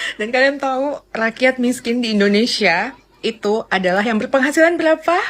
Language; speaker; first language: Indonesian; native; Indonesian